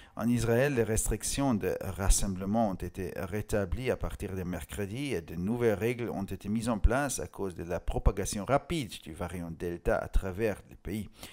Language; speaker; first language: French; non-native, fluent; Hungarian